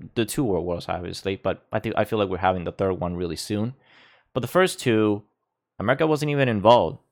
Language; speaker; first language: English; non-native, local second language; Spanish